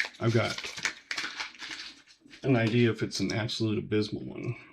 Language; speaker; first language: English; native; English